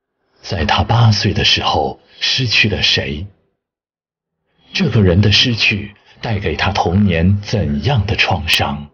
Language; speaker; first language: Chinese; native; Chinese